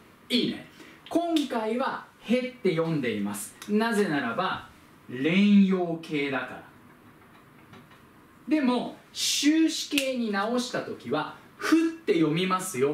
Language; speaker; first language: Japanese; native; Japanese